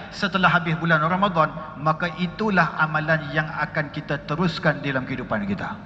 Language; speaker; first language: Malay; native; Malay